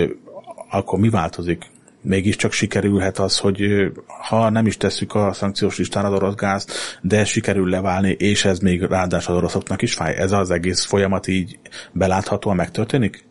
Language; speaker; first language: Hungarian; native; Hungarian